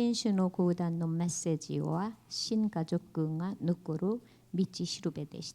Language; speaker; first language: Japanese; non-native, learner; Korean